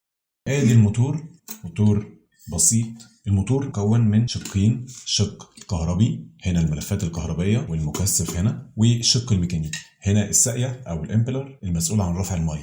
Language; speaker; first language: Arabic; native; Arabic